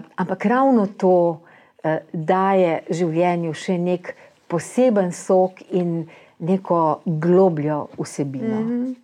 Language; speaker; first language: Slovenian; native; Slovenian